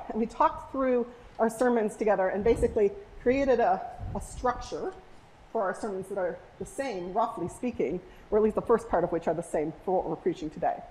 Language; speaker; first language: English; native; English